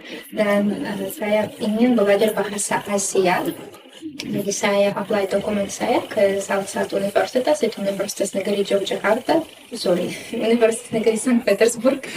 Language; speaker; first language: Indonesian; non-native, fluent; Russian